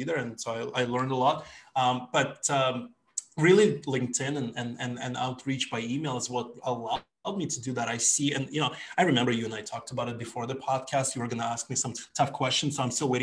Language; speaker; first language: English; non-native, fluent; Ukrainian